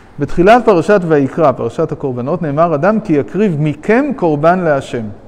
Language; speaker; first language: Hebrew; non-native, fluent; English